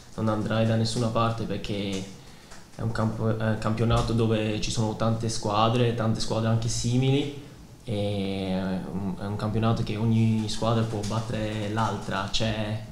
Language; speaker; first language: Italian; non-native, fluent; Swiss German